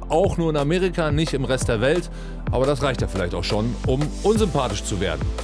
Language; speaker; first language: German; native; German